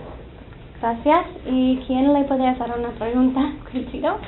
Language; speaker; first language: Spanish; non-native, fluent; English